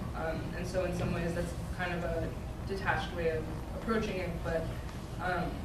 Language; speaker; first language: English; native; English